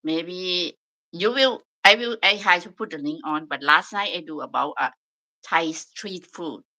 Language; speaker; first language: English; non-native, learner; Thai